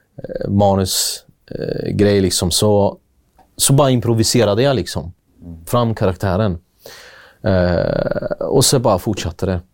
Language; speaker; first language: Swedish; early bilingual, other home language; Kurdish